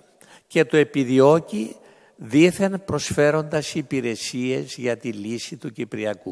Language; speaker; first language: Greek; native; Greek